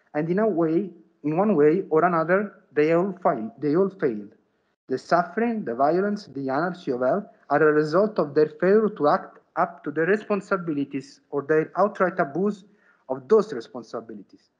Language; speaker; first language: English; non-native, fluent; Italian